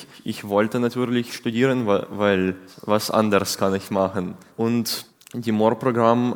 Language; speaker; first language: German; non-native, learner; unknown